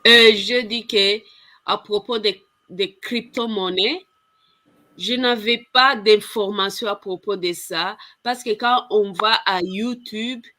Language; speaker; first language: French; non-native, fluent; Kinyarwanda